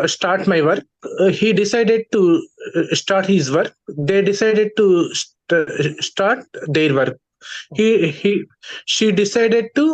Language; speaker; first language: English; non-native, learner; Telugu